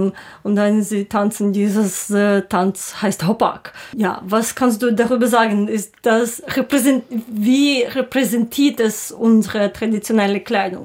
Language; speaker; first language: German; non-native, learner; Ukrainian